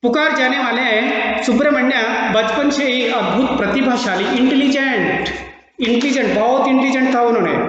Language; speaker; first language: Hindi; non-native, local second language; Kannada